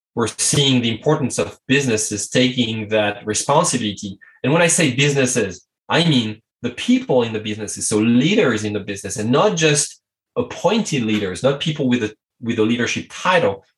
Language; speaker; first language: English; non-native, fluent; French